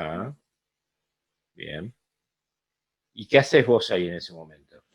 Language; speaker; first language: Spanish; native; Spanish